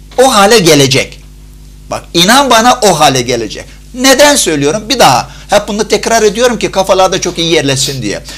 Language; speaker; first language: Turkish; non-native, fluent; Arabic